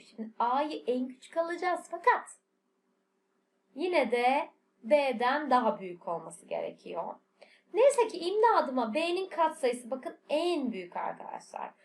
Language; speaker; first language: Turkish; native; Turkish